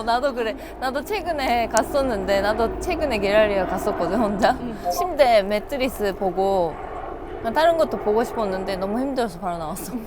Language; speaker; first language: Korean; non-native, fluent; Japanese